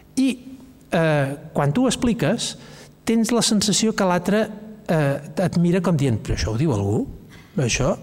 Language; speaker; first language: Catalan; native; Catalan